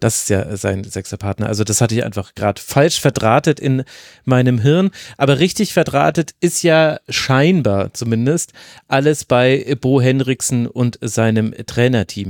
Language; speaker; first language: German; native; German